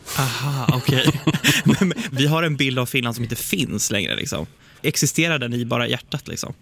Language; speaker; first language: Swedish; early bilingual, other home language; Finnish